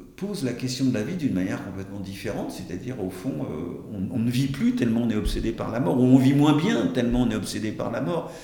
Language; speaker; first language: French; native; French